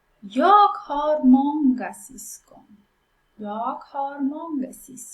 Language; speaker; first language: Swedish; non-native, fluent; Pashto